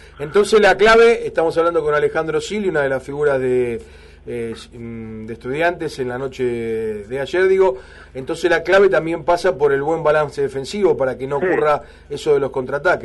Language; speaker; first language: Spanish; native; Spanish